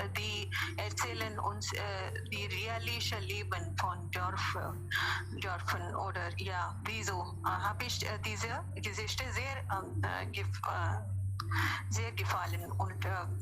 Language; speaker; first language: German; non-native, learner; Hindi